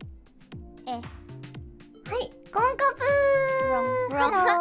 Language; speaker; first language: Japanese; native; Japanese